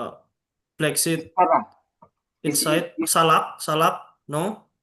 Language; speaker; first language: English; non-native, local second language; Javanese